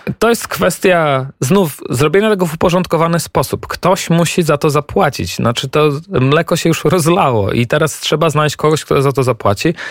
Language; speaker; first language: Polish; native; Polish